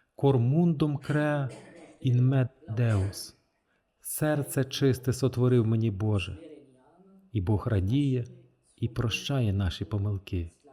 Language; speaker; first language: Ukrainian; non-native, fluent; French